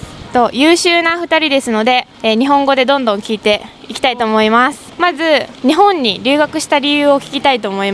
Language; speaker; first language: Japanese; native; Japanese